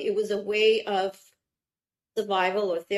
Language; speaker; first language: English; non-native, fluent; Russian